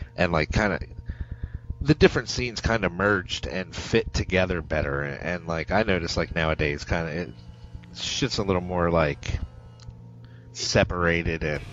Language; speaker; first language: English; native; English